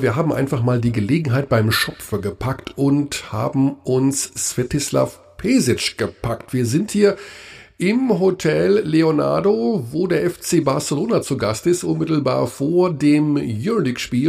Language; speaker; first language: German; native; German